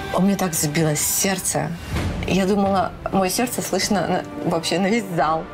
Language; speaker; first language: Russian; native; Russian